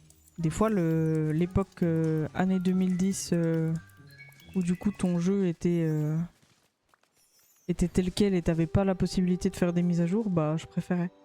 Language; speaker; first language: French; native; French